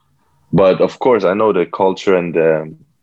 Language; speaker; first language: English; non-native, fluent; Swedish